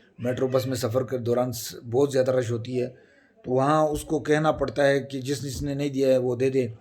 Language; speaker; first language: Urdu; non-native, local second language; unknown